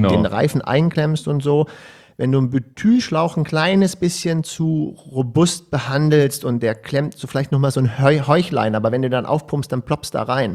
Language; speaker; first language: German; native; German